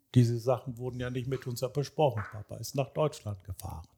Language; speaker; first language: German; early bilingual, other home language; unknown